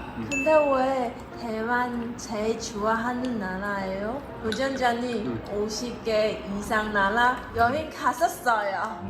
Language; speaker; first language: Korean; non-native, learner; Chinese